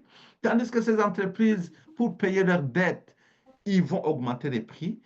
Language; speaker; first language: French; native; French